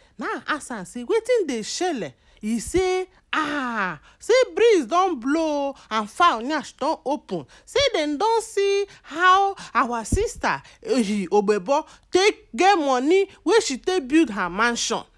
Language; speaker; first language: Nigerian Pidgin; native; Nigerian Pidgin